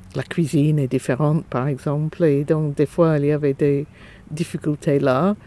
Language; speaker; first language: French; non-native, fluent; English